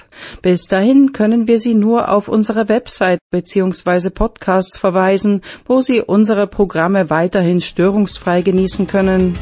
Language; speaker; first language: German; native; German